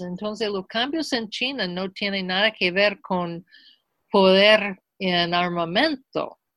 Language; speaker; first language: Spanish; non-native, fluent; English